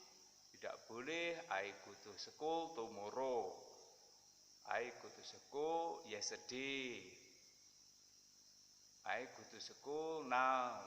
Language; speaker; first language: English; non-native, fluent; Indonesian